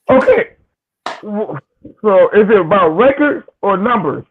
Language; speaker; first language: English; native; English